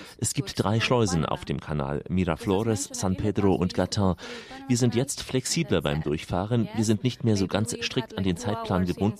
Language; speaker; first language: German; native; German